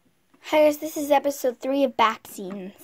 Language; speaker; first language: English; native; English